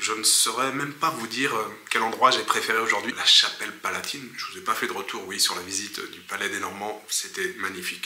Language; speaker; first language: French; native; French